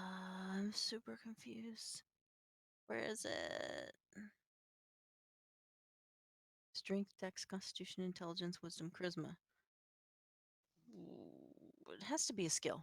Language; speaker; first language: English; native; English